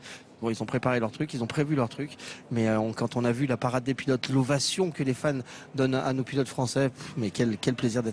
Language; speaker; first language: French; native; French